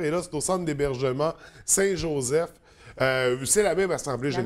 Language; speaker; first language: French; native; French